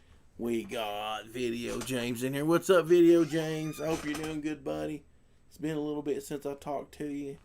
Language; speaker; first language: English; native; English